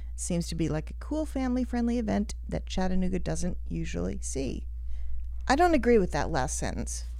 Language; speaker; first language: English; native; English